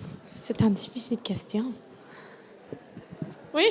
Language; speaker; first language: French; non-native, local second language; English